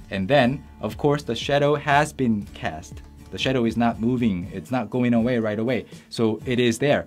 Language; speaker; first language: English; non-native, fluent; Korean